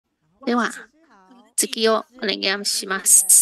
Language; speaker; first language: Japanese; non-native, fluent; Chinese